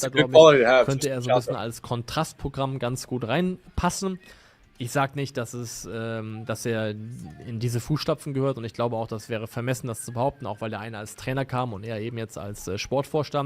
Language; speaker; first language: German; native; German